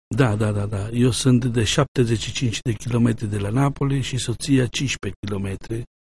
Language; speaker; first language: Romanian; non-native, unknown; Italian